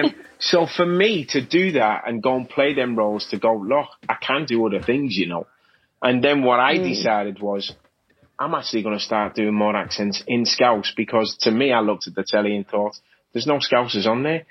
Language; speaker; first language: English; native; English